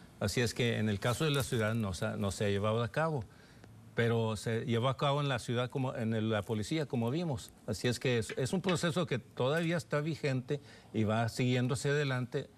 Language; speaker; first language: Spanish; early bilingual, heritage; Spanish